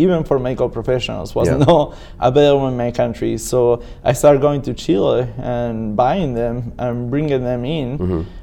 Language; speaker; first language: English; non-native, fluent; Spanish